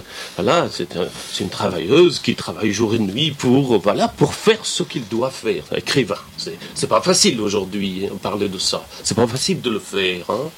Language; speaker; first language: French; non-native, fluent; Persian